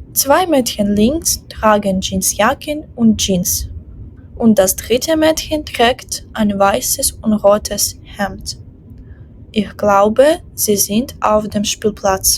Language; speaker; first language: German; non-native, fluent; Ukrainian